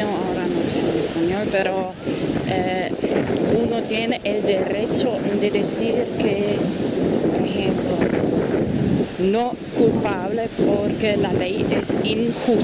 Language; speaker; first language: Spanish; non-native, fluent; German